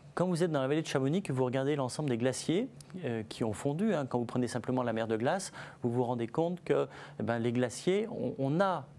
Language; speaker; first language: French; native; French